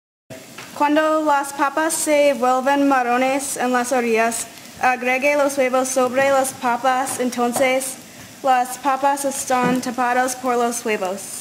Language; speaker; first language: Spanish; non-native, learner; English